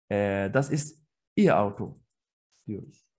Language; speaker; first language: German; non-native, fluent; Turkish